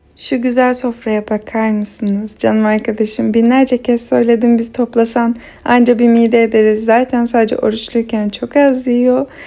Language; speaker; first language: Turkish; native; Turkish